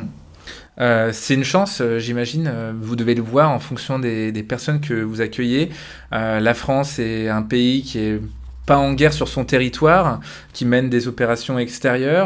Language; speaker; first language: French; native; French